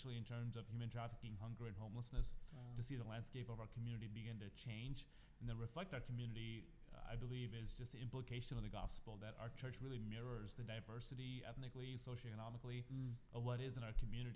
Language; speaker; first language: English; non-native, local second language; Malayalam